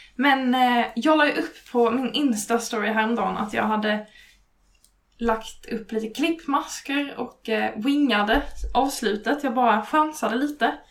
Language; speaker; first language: Swedish; native; Swedish